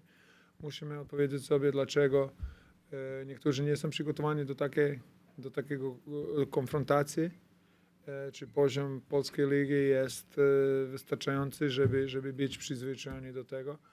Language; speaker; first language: Polish; non-native, fluent; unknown